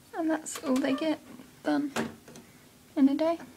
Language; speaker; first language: English; native; English